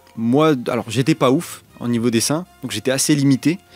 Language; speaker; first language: French; native; French